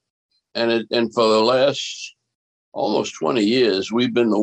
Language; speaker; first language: English; native; English